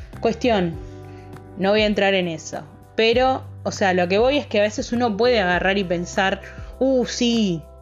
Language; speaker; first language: Spanish; native; Spanish